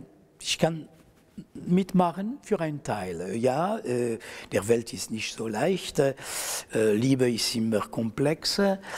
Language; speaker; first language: German; non-native, fluent; French